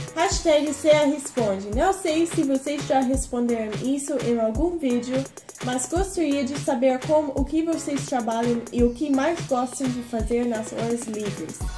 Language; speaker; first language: Portuguese; non-native, fluent; English